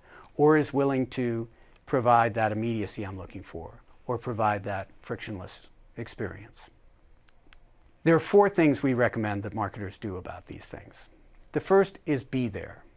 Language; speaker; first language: English; native; English